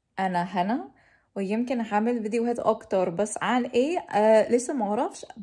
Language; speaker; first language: Egyptian Arabic; non-native, fluent; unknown